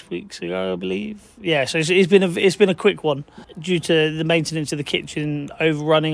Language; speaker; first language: English; native; English